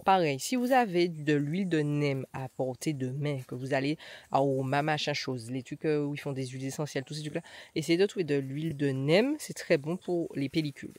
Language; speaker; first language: French; native; French